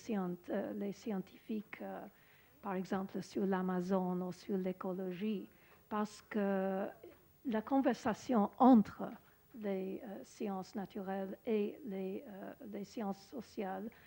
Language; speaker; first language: French; non-native, learner; English